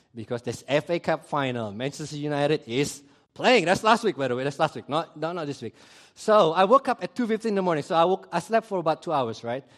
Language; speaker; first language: English; early bilingual, other home language; Indonesian